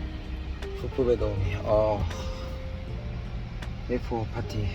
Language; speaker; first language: French; non-native, learner; Korean